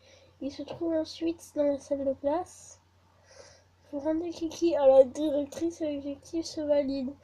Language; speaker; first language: French; native; French